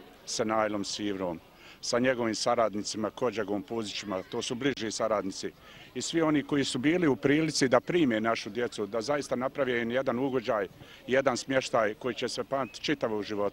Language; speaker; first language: Bosnian; native; Bosnian